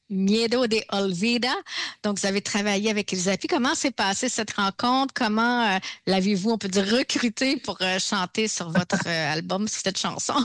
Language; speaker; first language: French; native; French